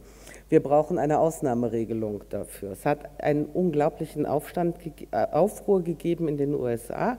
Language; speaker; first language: German; native; German